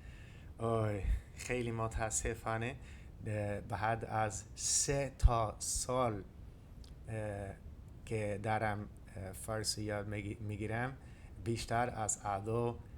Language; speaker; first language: Persian; non-native, learner; Dutch